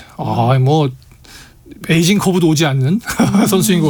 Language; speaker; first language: Korean; native; Korean